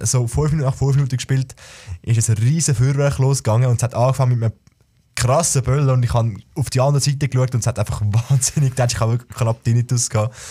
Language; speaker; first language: German; native; German